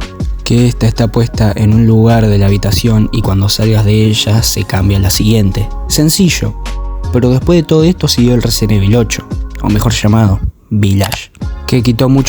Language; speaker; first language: Spanish; native; Spanish